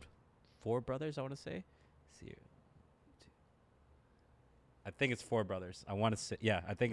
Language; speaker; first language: English; early bilingual, other home language; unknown